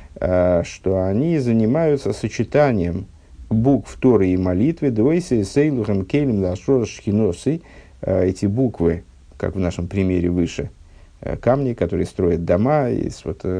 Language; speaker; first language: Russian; native; Russian